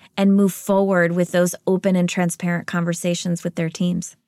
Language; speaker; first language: English; native; English